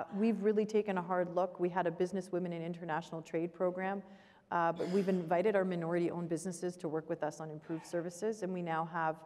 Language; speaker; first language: English; native; English